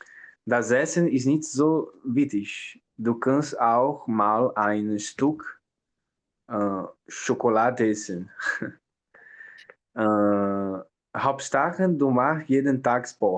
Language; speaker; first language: German; non-native, learner; Portuguese